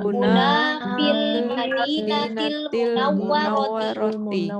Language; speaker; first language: Arabic; non-native, learner; Indonesian